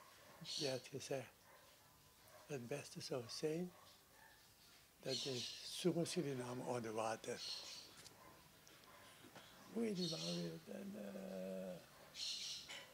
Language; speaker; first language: Dutch; non-native, local second language; Sranan Tongo